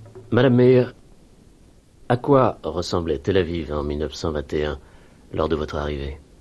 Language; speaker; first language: French; native; French